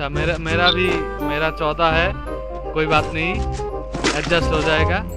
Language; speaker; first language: Hindi; non-native, learner; Bangla